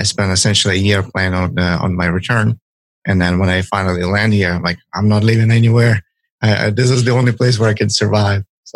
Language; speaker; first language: English; non-native, fluent; Ukrainian